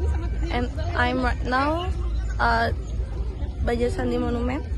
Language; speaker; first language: English; non-native, learner; Indonesian